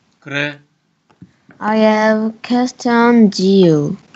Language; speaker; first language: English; non-native, learner; Korean